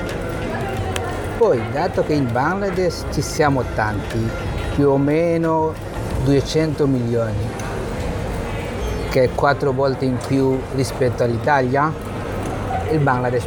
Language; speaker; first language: Italian; non-native, fluent; Bangla